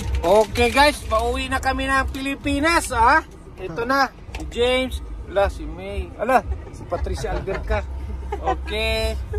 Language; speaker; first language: Filipino; non-native, local second language; Cebuano